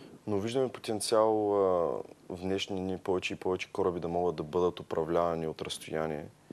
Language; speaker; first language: Bulgarian; native; Bulgarian